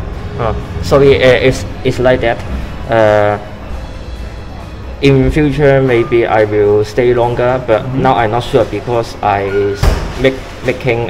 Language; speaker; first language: English; non-native, learner; Cantonese